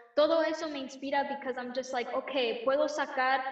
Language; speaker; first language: Spanish; early bilingual, heritage; Spanish